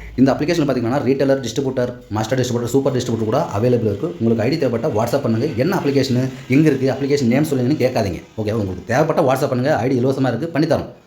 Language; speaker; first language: Tamil; non-native, local second language; Telugu